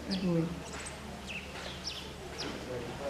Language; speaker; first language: French; non-native, learner; Italian